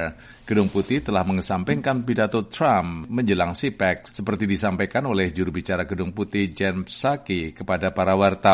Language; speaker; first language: Indonesian; native; Indonesian